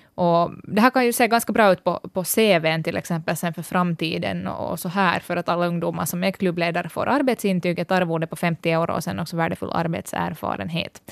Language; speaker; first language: Swedish; native; Swedish